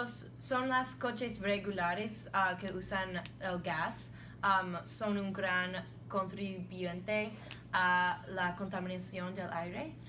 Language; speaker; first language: Spanish; non-native, learner; English